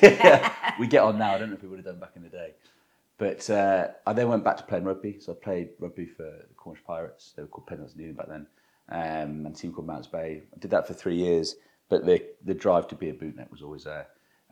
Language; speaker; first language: English; native; English